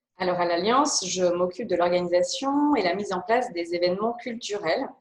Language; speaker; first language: French; early bilingual, other home language; Polish